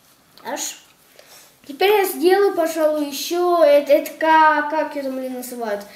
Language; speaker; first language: Russian; native; Russian